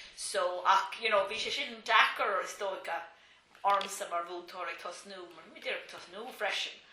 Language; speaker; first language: Irish; non-native, local second language; English